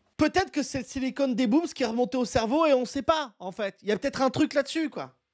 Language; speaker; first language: French; native; French